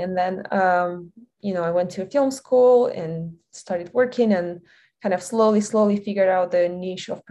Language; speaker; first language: English; non-native, fluent; Russian